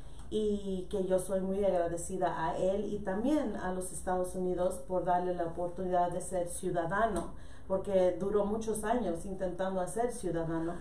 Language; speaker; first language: Spanish; early bilingual, heritage; Spanish